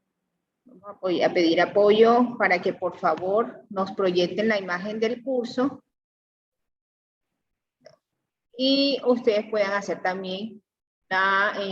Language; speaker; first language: Spanish; native; Spanish